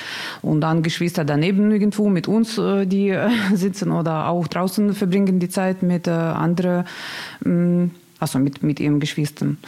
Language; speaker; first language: German; non-native, learner; Russian